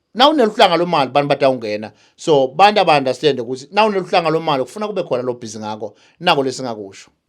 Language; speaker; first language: Zulu; native; Zulu